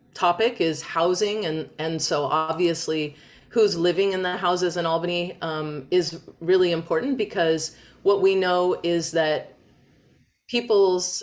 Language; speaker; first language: English; native; English